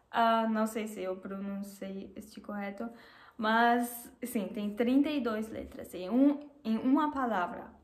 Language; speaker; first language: Portuguese; non-native, learner; German